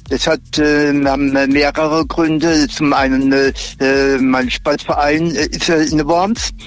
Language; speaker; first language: German; native; German